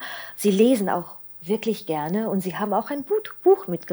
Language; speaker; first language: German; non-native, fluent; Slovenian